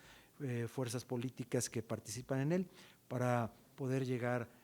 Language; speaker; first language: Spanish; native; Spanish